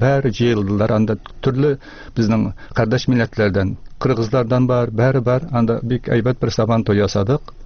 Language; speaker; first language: Tatar; early bilingual, heritage; Tatar